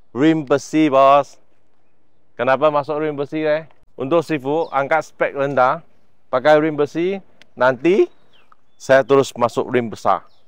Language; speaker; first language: Malay; non-native, local second language; Chinese